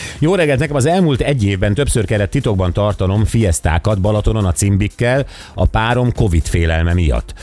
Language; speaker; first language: Hungarian; native; Hungarian